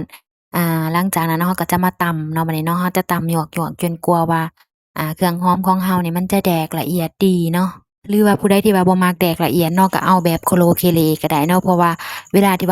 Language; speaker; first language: Thai; non-native, local second language; Lao